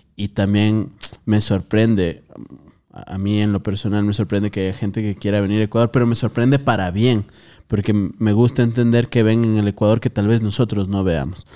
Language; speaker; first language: Spanish; native; Spanish